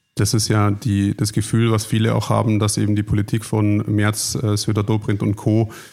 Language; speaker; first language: German; native; German